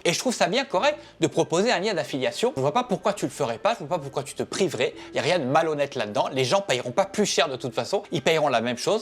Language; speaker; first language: French; native; French